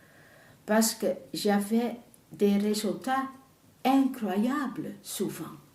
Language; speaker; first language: French; non-native, fluent; Dutch